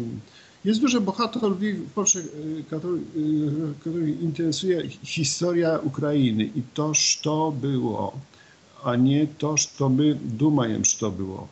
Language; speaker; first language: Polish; non-native, learner; Ukrainian